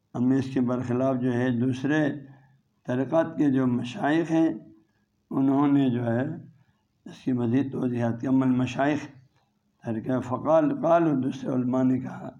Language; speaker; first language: Urdu; non-native, local second language; Balti